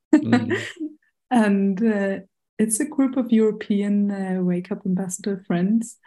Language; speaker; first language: English; non-native, fluent; German